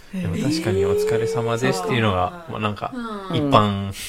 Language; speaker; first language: Japanese; non-native, fluent; Indonesian